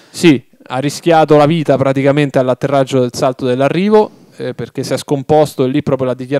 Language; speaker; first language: Italian; native; Italian